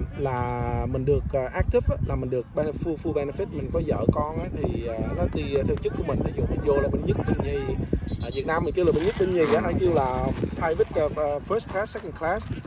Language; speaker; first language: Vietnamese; early bilingual, heritage; Vietnamese